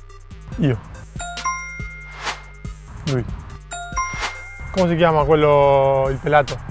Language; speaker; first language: Italian; non-native, fluent; Spanish